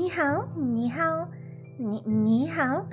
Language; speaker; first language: Chinese; non-native, learner; English